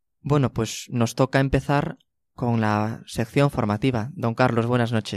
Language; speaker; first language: Spanish; native; Spanish